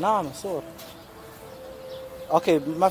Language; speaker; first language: Arabic; non-native, learner; English